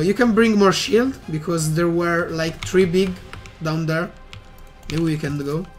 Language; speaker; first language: English; non-native, fluent; Italian